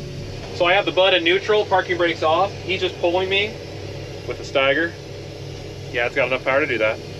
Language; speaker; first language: English; native; English